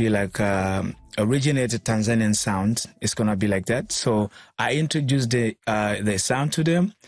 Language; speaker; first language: English; non-native, local second language; Swahili